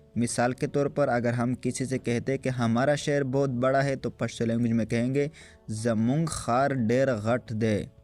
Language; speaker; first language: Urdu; non-native, local second language; Pashto